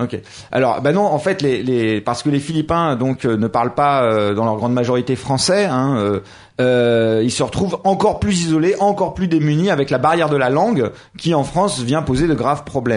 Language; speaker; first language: French; native; French